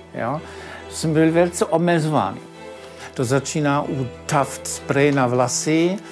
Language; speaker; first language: Czech; non-native, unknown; German